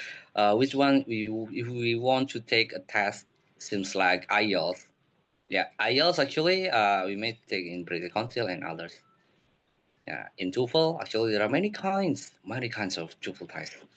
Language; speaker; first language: English; non-native, learner; Indonesian